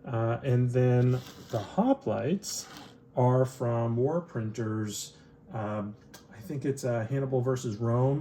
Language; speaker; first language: English; native; English